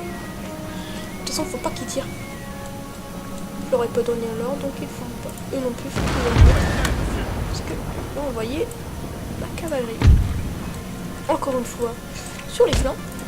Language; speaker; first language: French; native; French